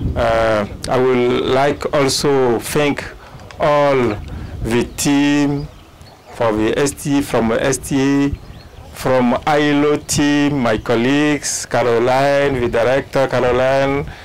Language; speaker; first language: English; non-native, fluent; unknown